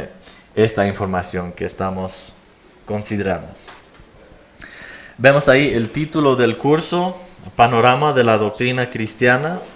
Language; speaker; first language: Spanish; non-native, fluent; English